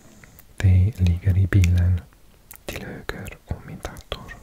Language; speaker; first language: Swedish; non-native, learner; English